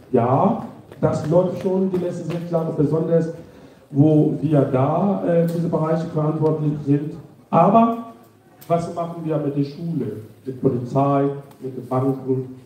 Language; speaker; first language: German; non-native, fluent; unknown